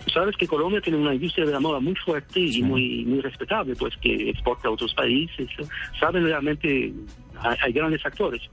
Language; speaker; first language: Spanish; non-native, fluent; Swedish